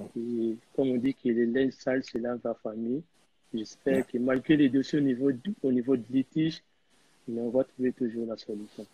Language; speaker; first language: French; non-native, local second language; Lingala